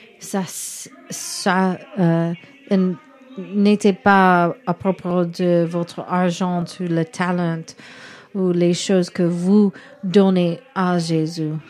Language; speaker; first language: French; non-native, learner; English